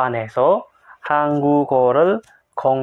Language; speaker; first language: Korean; non-native, fluent; Indonesian